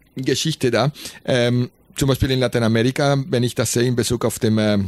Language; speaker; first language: German; non-native, fluent; Spanish